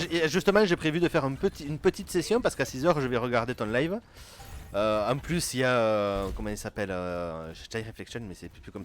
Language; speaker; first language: French; native; French